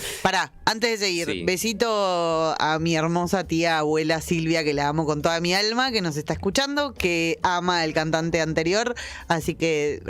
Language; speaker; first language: Spanish; native; Spanish